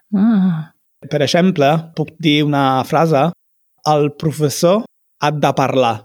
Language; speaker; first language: Catalan; non-native, fluent; Italian